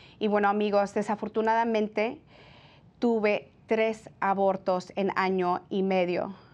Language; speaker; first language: Spanish; early bilingual, heritage; Spanish